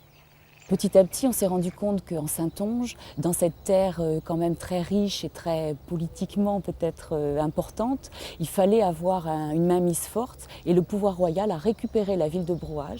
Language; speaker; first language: French; native; French